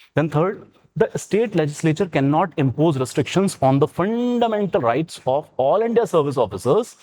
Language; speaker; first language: English; non-native, local second language; Punjabi